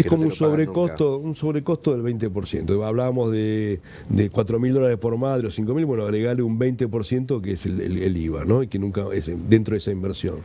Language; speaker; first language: Spanish; native; Spanish